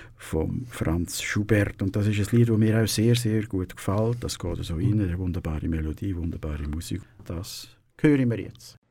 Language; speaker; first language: German; native; German